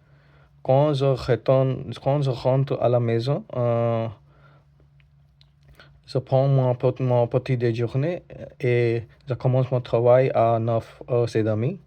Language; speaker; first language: French; non-native, learner; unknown